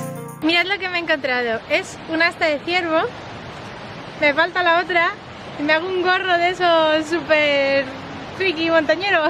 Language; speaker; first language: Spanish; native; Spanish